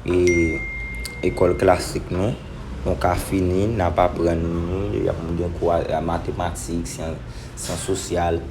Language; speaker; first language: French; non-native, local second language; Haitian Creole